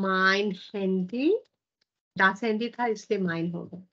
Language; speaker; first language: German; non-native, fluent; Hindi